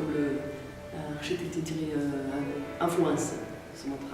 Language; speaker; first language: French; non-native, learner; English